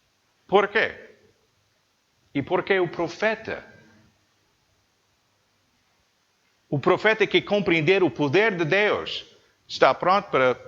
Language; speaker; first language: Portuguese; non-native, learner; English